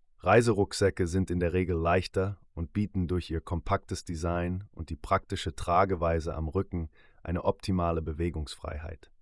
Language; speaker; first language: German; native; German